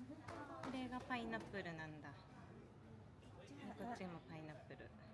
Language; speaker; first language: Japanese; native; Japanese